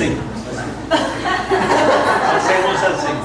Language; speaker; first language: Portuguese; non-native, fluent; English